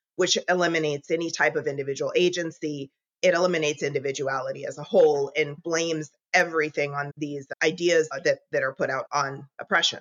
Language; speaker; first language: English; native; English